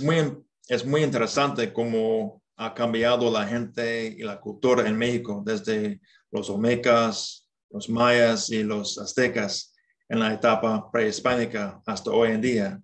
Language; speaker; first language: Spanish; non-native, fluent; English